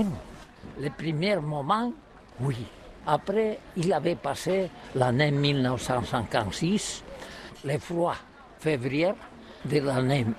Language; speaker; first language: French; non-native, learner; Catalan